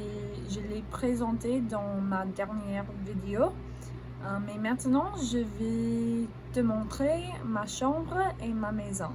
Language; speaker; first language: French; non-native, learner; English